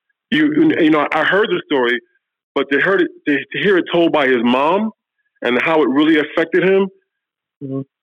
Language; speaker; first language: English; native; English